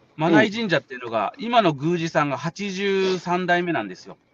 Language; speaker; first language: Japanese; native; Japanese